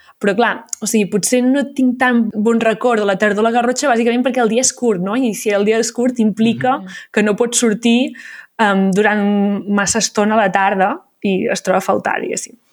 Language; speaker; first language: Catalan; native; Catalan